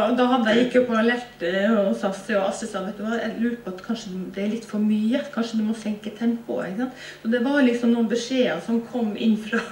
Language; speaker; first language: Norwegian; native; Norwegian